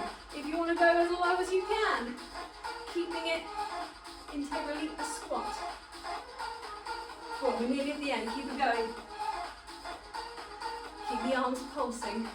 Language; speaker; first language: English; native; English